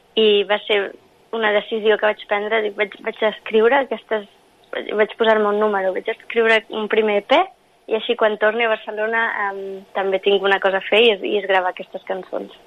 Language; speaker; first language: Catalan; non-native, local second language; English